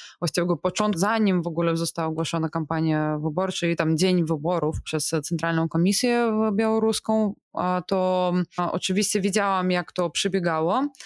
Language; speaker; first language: Polish; non-native, fluent; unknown